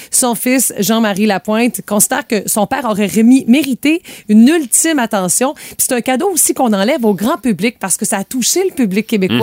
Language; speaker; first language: French; native; French